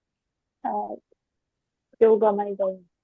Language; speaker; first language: Japanese; non-native, learner; Indonesian